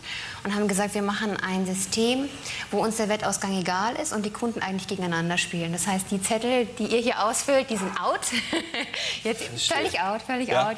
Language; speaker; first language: German; native; German